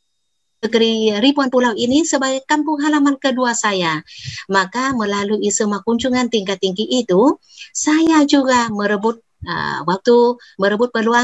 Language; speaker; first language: Indonesian; non-native, fluent; Vietnamese